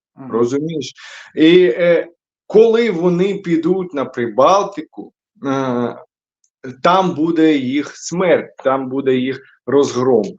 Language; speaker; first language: Ukrainian; non-native, local second language; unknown